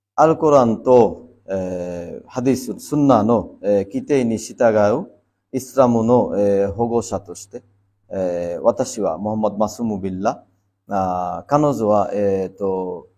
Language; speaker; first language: Japanese; non-native, fluent; Bangla